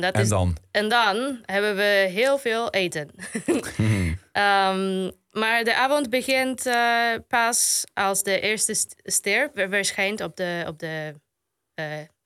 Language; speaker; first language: Dutch; non-native, fluent; Polish